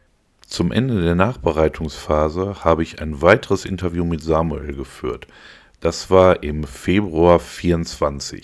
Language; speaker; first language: German; native; German